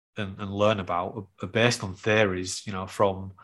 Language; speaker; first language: English; native; English